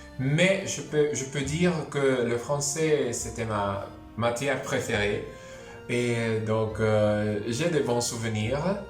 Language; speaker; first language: French; non-native, fluent; Spanish